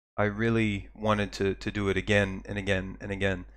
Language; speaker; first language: English; native; English